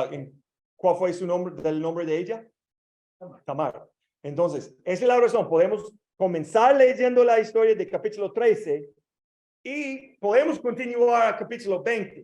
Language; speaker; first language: Spanish; non-native, learner; English